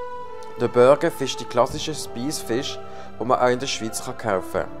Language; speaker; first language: German; native; German